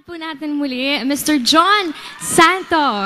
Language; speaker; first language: Filipino; native; Filipino